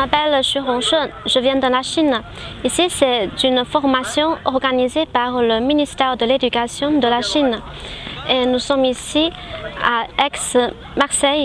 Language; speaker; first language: French; non-native, fluent; Chinese